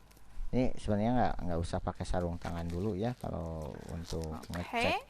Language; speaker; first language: Indonesian; native; Indonesian